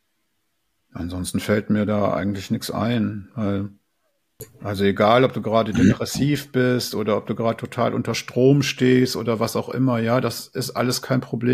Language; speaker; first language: German; native; German